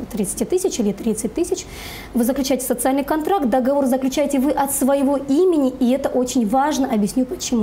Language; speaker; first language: Russian; native; Russian